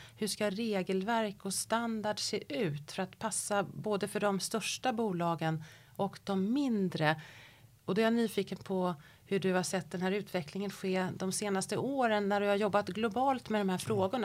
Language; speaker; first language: Swedish; native; Swedish